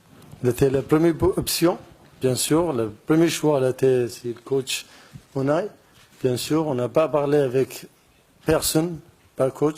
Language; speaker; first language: French; non-native, learner; Arabic